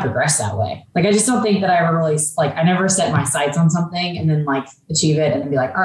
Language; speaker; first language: English; native; English